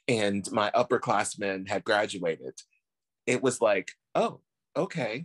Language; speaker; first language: English; native; English